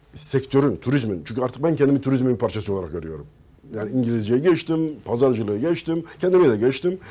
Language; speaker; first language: Turkish; non-native, local second language; Kurdish